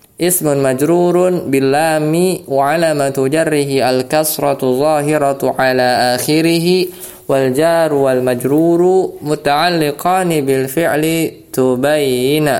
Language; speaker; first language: Arabic; non-native, fluent; Indonesian